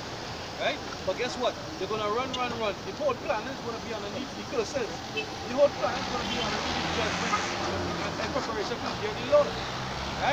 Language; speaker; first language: English; native; English